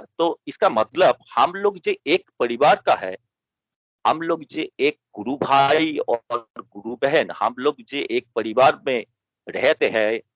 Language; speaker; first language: Hindi; non-native, local second language; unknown